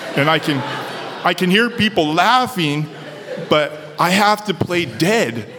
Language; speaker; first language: English; native; English